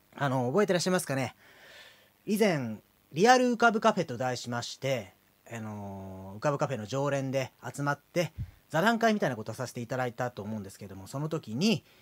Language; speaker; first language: Japanese; native; Japanese